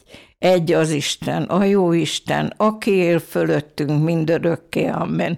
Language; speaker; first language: Hungarian; native; Hungarian